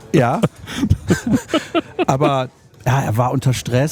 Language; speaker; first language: German; native; German